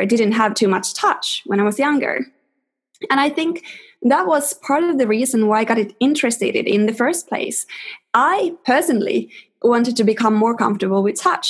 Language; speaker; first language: English; non-native, fluent; Finnish